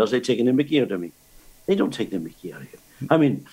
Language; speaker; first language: English; native; English